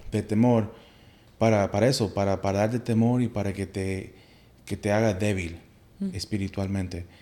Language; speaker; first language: Spanish; early bilingual, heritage; Spanish